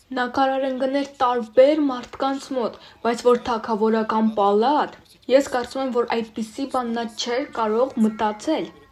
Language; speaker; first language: Armenian; non-native, local second language; Russian